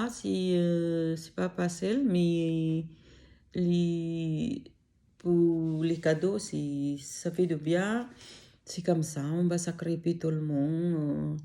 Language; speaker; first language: French; non-native, learner; Filipino